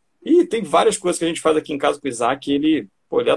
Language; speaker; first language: Portuguese; native; Portuguese